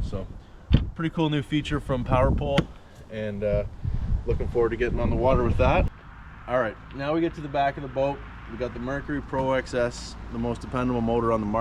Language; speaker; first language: English; native; English